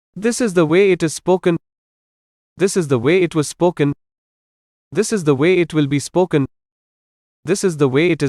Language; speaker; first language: English; non-native, local second language; Hindi